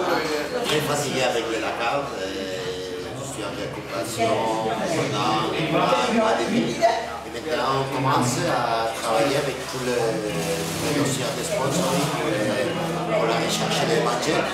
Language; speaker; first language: French; non-native, learner; Catalan